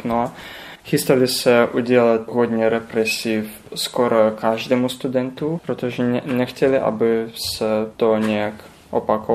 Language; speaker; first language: Czech; non-native, learner; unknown